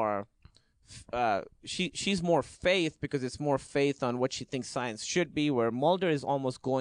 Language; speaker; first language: English; non-native, local second language; Urdu